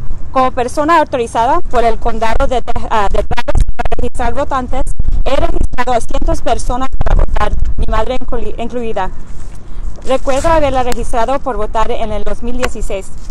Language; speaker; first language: Spanish; early bilingual, heritage; Spanish